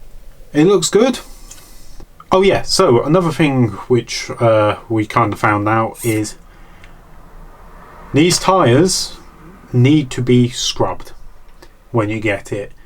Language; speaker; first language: English; native; English